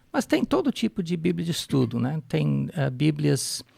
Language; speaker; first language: Portuguese; non-native, fluent; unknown